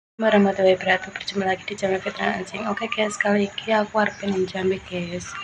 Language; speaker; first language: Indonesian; non-native, local second language; Javanese